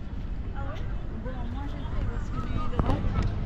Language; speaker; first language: French; non-native, fluent; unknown